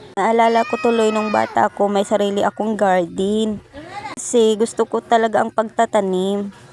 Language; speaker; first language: Filipino; non-native, local second language; Cebuano